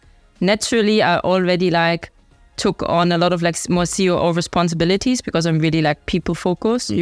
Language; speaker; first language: English; non-native, fluent; German